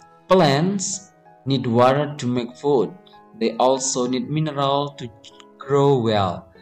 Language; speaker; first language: English; non-native, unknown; Indonesian